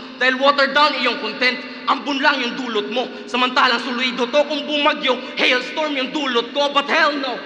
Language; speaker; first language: Filipino; non-native, local second language; Cebuano